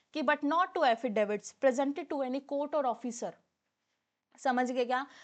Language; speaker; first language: Hindi; non-native, local second language; Punjabi